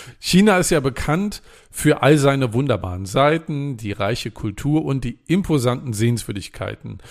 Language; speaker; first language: German; native; German